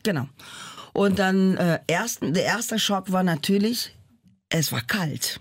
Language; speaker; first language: German; non-native, fluent; Portuguese